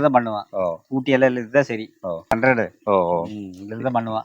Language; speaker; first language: Tamil; native; Tamil